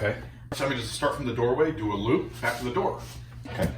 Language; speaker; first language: English; native; English